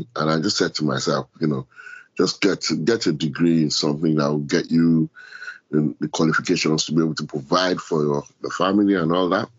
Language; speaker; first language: English; non-native, local second language; Yoruba